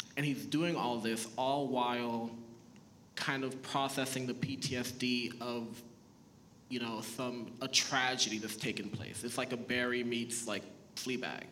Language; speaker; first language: English; early bilingual, other home language; Haitian Creole